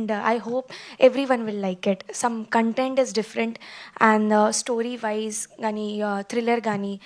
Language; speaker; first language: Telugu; non-native, learner; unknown